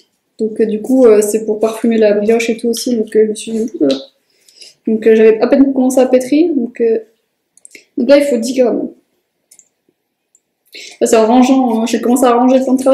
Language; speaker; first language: French; native; French